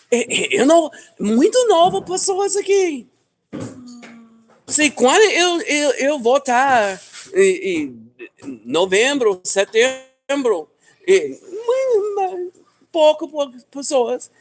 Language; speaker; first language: Portuguese; non-native, learner; English